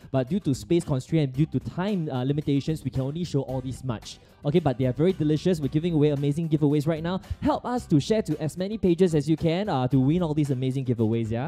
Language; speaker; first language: English; non-native, local second language; Chinese